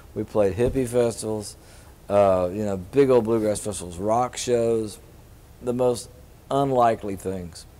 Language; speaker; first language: English; native; English